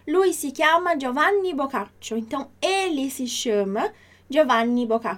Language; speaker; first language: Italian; non-native, fluent; Portuguese